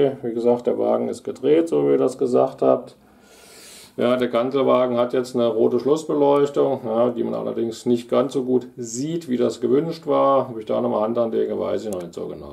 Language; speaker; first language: German; native; German